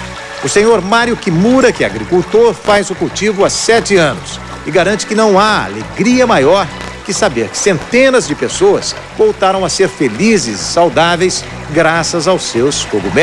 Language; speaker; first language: Portuguese; native; Portuguese